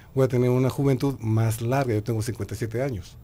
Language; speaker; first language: Spanish; native; Spanish